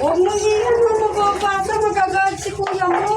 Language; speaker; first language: Filipino; native; Filipino